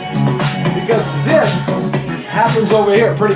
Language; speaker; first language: English; native; English